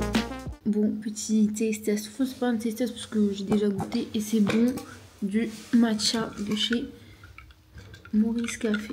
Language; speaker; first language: French; native; French